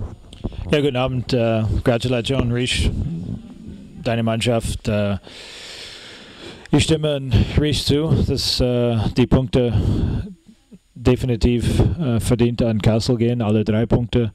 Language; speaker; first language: German; non-native, fluent; English